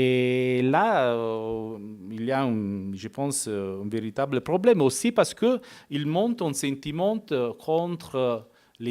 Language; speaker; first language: French; non-native, fluent; Italian